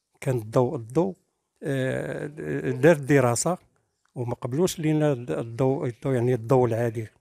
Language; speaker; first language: Arabic; native; Arabic